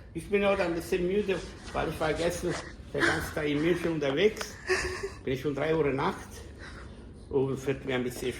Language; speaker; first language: German; non-native, learner; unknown